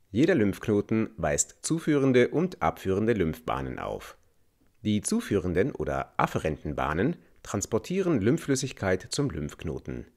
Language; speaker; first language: German; native; German